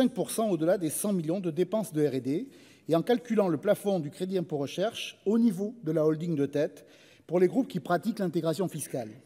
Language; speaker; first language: French; native; French